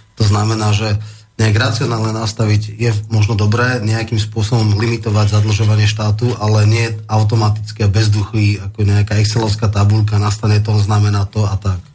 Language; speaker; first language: Slovak; native; Slovak